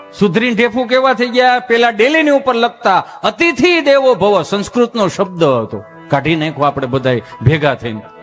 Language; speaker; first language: Gujarati; native; Gujarati